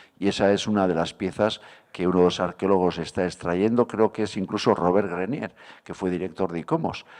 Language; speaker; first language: Spanish; native; Spanish